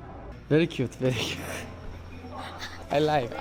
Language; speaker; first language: English; non-native, learner; Korean